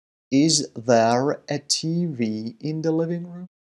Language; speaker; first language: English; non-native, fluent; Persian